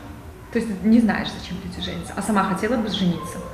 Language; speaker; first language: Russian; native; Russian